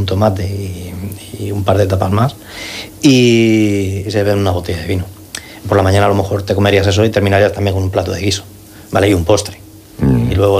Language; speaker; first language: Spanish; native; Spanish